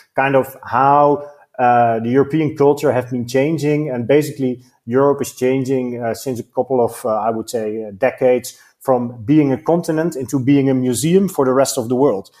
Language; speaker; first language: English; non-native, fluent; Dutch